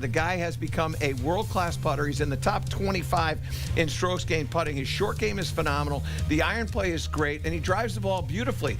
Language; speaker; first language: English; native; English